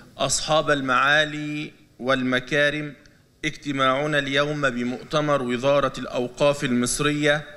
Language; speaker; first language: Arabic; native; Arabic